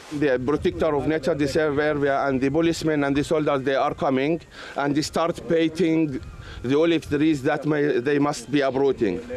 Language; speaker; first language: English; non-native, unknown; Arabic